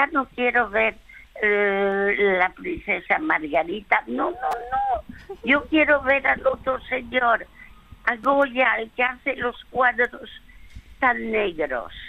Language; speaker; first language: Spanish; early bilingual, other home language; French